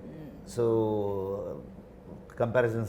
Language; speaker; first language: Telugu; non-native, learner; Kannada